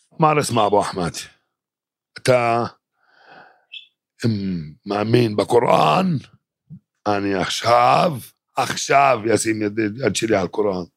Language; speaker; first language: Hebrew; non-native, local second language; Arabic